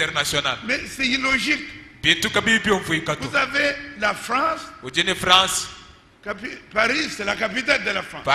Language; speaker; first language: French; non-native, local second language; Luba-Lulua